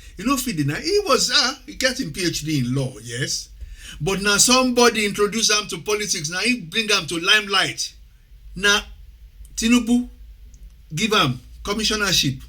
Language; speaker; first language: Nigerian Pidgin; non-native, local second language; Yoruba